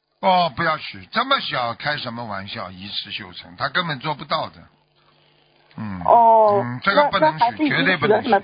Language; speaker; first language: Chinese; native; Chinese